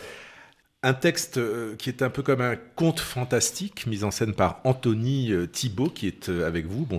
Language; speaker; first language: French; native; French